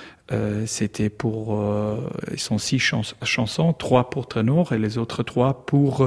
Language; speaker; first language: French; non-native, learner; German